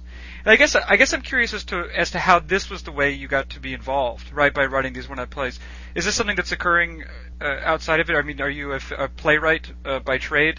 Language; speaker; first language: English; native; English